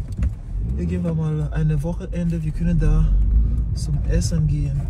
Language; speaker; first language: German; non-native, learner; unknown